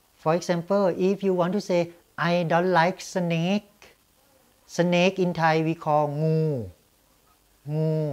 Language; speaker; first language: English; non-native, fluent; Thai